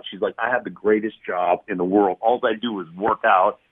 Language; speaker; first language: English; native; English